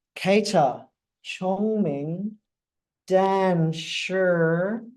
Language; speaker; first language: Chinese; non-native, fluent; English